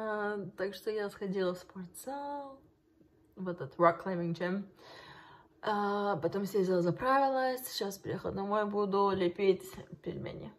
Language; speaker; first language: Russian; early bilingual, heritage; Russian